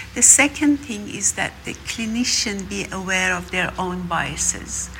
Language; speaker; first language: English; non-native, fluent; Persian